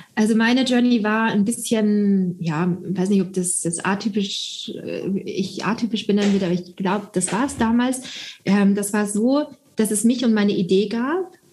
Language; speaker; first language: German; early bilingual, other home language; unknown